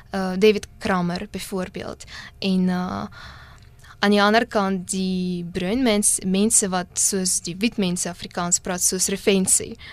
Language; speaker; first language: Afrikaans; non-native, fluent; Russian